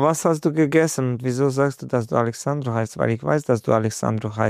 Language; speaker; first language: German; non-native, fluent; Hungarian